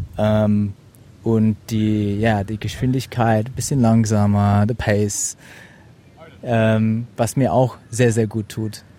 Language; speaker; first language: German; non-native, fluent; English